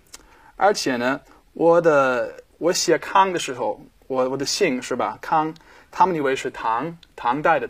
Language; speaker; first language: Chinese; non-native, fluent; German